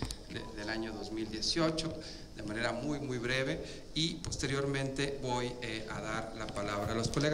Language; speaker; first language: Spanish; native; Spanish